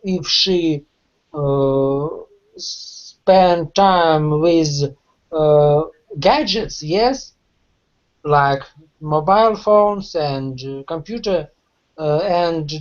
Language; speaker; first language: English; non-native, learner; Russian